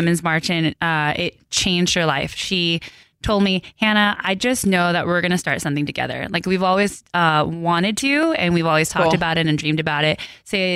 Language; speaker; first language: English; early bilingual, other home language; Korean